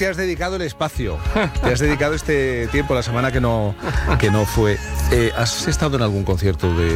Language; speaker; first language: Spanish; native; Spanish